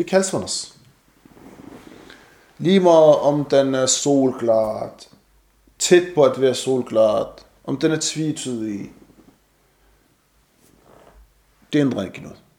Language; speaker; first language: Danish; non-native, fluent; Arabic